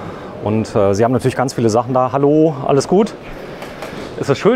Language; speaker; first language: German; native; German